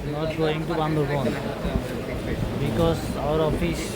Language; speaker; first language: English; non-native, learner; Bangla